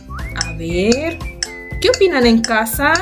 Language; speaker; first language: Spanish; native; Spanish